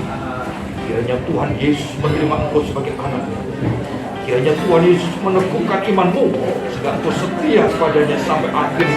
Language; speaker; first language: Indonesian; native; Indonesian